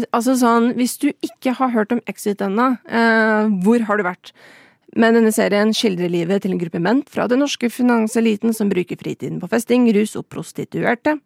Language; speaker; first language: Norwegian; native; Norwegian